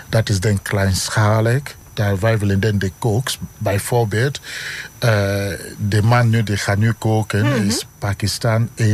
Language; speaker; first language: Dutch; non-native, learner; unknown